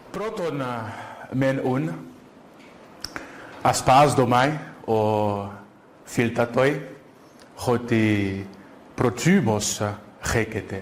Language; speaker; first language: Greek; non-native, fluent; Portuguese